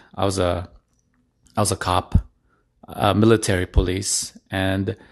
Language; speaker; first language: English; early bilingual, other home language; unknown